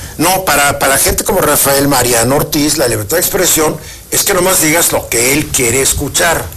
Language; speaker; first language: Spanish; native; Spanish